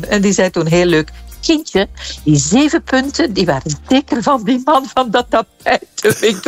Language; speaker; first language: Dutch; native; Dutch